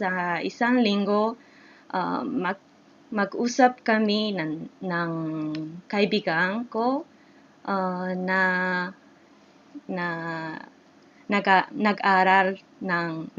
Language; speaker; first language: Japanese; native; Japanese